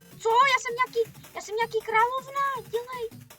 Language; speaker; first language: Czech; early bilingual, other home language; Russian